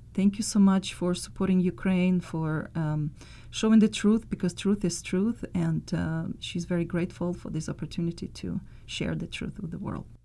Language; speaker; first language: English; non-native, fluent; Russian